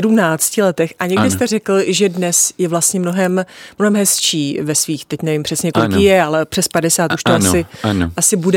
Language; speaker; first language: Czech; native; Czech